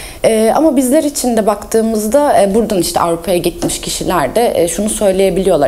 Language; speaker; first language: Turkish; early bilingual, heritage; Turkish